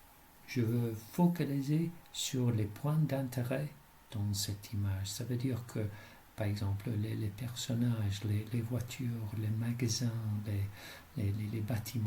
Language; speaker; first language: French; non-native, fluent; English